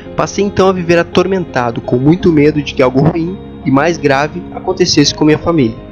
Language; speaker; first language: Portuguese; native; Portuguese